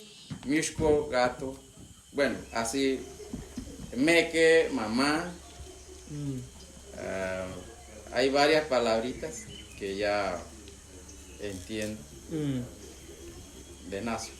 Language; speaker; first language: Spanish; non-native, local second language; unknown